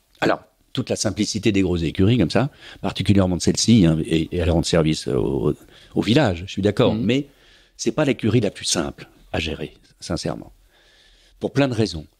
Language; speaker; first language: French; native; French